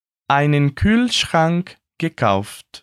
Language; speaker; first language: German; non-native, fluent; Portuguese